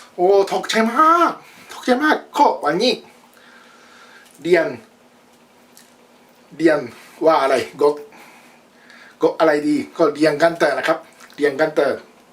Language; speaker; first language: Thai; non-native, learner; Japanese